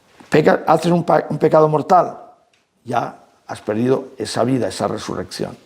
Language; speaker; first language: Spanish; native; Spanish